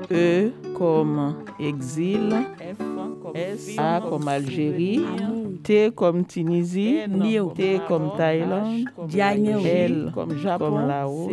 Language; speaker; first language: French; non-native, fluent; Haitian Creole